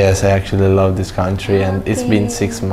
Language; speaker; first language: English; non-native, fluent; Italian